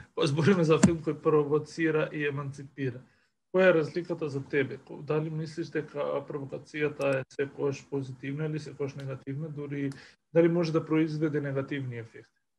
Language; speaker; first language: Macedonian; non-native, local second language; Albanian